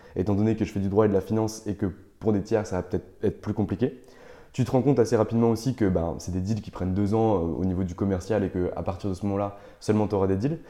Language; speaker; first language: French; native; French